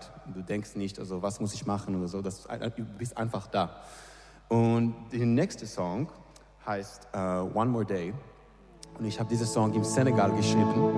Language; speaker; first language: German; non-native, learner; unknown